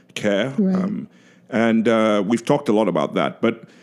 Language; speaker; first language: English; non-native, local second language; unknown